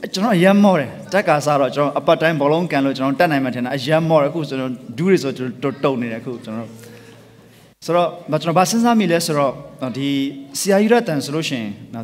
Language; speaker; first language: Burmese; non-native, local second language; Tedim Chin